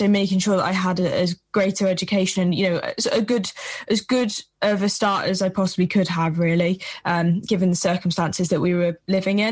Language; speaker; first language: English; native; English